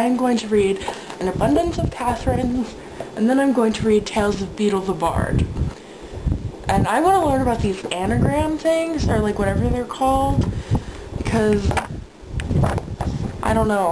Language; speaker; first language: English; native; English